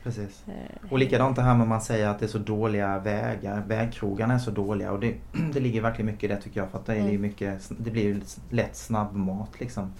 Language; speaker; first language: Swedish; native; Swedish